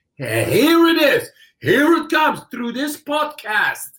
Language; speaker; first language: English; non-native, fluent; Dutch